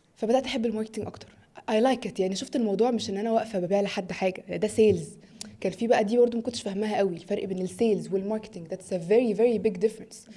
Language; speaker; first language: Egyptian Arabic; early bilingual, heritage; Arabic